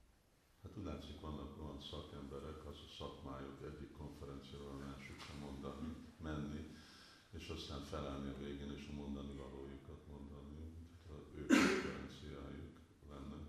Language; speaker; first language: Hungarian; early bilingual, heritage; Hungarian